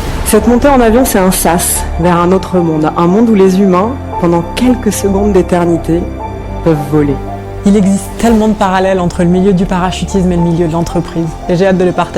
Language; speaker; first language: French; native; French